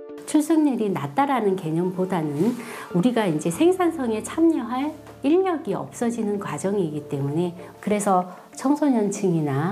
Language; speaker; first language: Korean; native; Korean